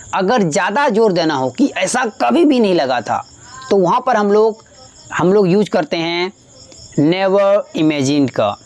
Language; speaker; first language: Hindi; native; Hindi